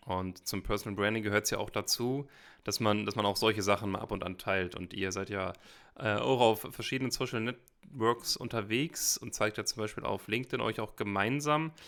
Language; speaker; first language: German; native; German